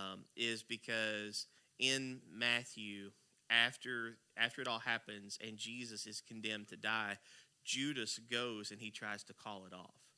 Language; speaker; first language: English; native; English